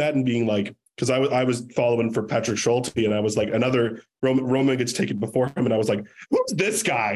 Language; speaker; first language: English; native; English